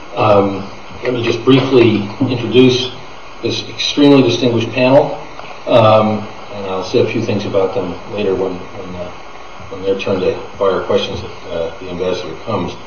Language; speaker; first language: English; native; English